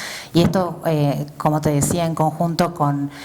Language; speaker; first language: Spanish; native; Spanish